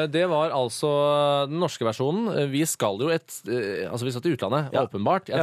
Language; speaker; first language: Norwegian; native; Norwegian